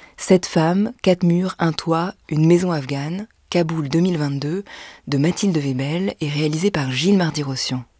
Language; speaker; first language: French; native; French